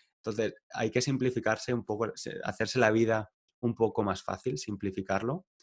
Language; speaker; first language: Spanish; native; Spanish